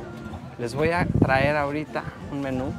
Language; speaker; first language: Spanish; native; Spanish